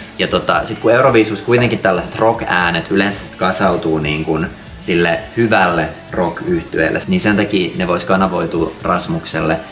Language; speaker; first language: Finnish; native; Finnish